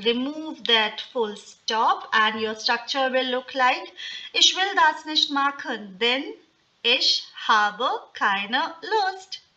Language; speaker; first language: German; non-native, fluent; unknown